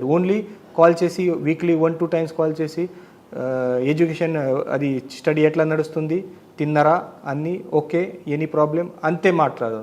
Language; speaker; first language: Telugu; non-native, fluent; Marathi